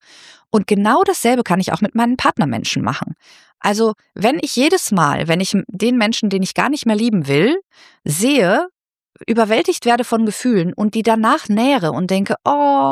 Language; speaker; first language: German; native; German